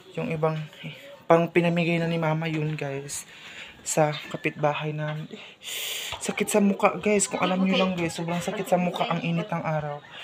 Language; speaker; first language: Filipino; non-native, local second language; Cebuano